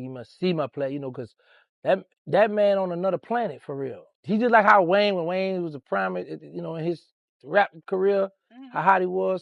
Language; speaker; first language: English; native; English